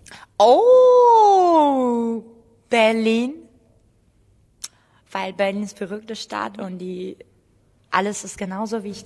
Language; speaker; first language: German; non-native, fluent; Georgian